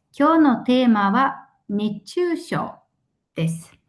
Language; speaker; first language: Japanese; non-native, fluent; Mongolian